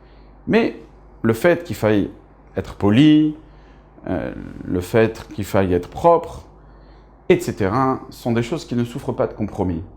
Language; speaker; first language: French; native; French